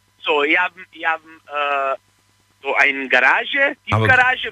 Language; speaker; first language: German; non-native, fluent; Italian